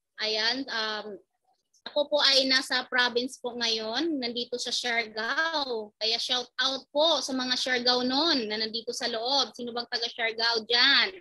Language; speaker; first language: Filipino; native; Filipino